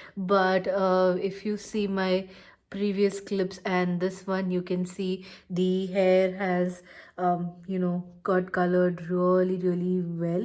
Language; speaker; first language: English; non-native, local second language; Hindi